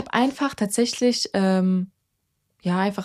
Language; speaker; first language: German; early bilingual, other home language; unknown